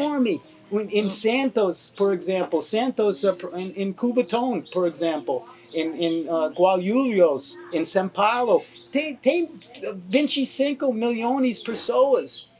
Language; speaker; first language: Portuguese; non-native, learner; English